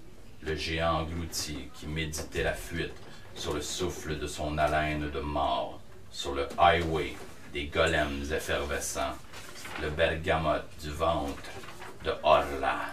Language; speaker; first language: French; native; French